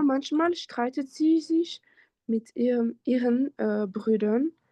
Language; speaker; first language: German; non-native, fluent; French